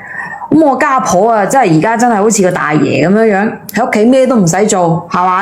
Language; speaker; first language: Cantonese; native; Cantonese